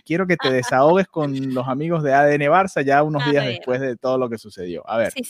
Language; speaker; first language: Spanish; native; Spanish